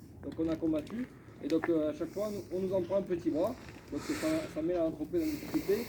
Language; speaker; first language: French; native; French